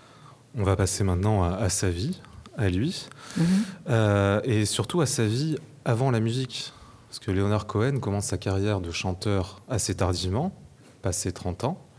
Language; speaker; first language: French; native; French